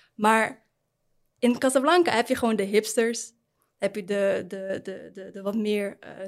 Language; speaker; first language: Dutch; early bilingual, other home language; Arabic